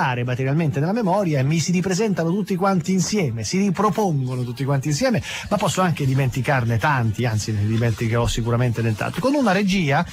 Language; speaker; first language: Italian; native; Italian